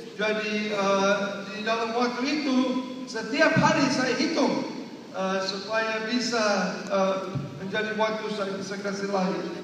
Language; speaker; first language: Indonesian; non-native, learner; English